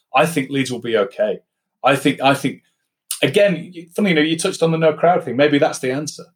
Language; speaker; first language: English; native; English